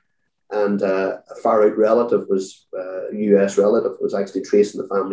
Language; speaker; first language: English; native; English